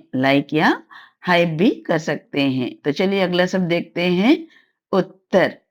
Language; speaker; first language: Hindi; non-native, local second language; Tamil